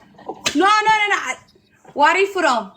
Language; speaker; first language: English; non-native, learner; Tigrinya